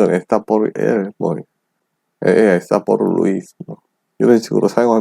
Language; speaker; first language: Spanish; non-native, fluent; Korean